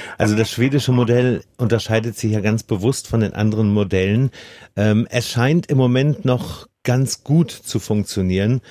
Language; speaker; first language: German; native; German